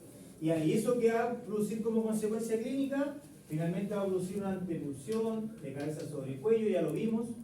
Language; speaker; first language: Spanish; native; Spanish